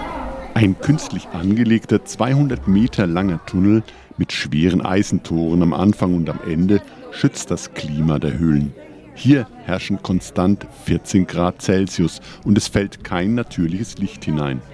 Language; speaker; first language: German; native; German